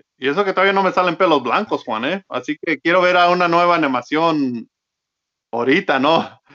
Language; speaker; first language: Spanish; early bilingual, heritage; Spanish